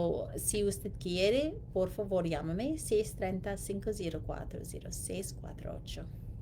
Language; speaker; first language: Spanish; non-native, learner; English